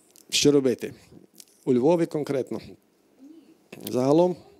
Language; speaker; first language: Ukrainian; non-native, fluent; Slovak